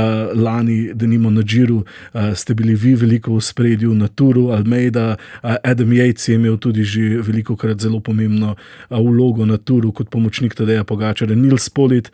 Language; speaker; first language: Slovenian; native; Slovenian